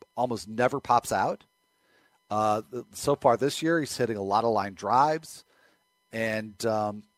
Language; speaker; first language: English; native; English